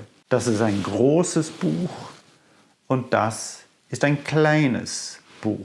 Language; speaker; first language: German; non-native, fluent; English